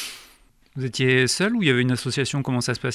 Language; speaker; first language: French; native; French